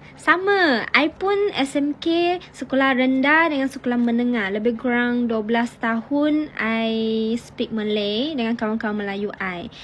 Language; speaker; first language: Malay; non-native, local second language; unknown